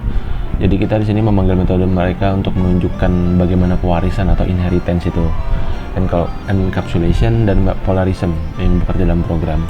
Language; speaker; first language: Indonesian; native; Indonesian